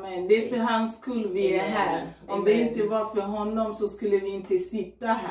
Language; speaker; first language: Swedish; non-native, fluent; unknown